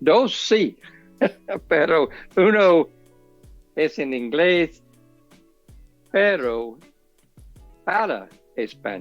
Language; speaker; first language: Spanish; non-native, learner; English